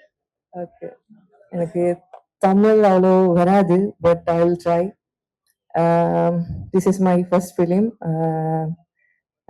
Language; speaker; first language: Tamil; non-native, learner; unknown